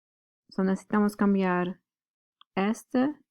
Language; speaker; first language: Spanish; non-native, fluent; English